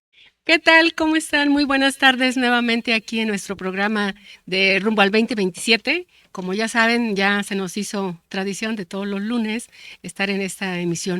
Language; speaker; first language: Spanish; native; Spanish